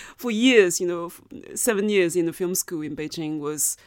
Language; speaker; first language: English; non-native, fluent; Chinese